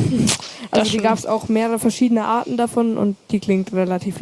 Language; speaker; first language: German; native; German